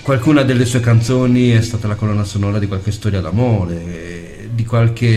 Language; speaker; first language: Italian; native; Italian